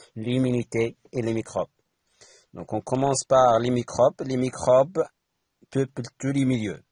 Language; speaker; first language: French; non-native, local second language; Arabic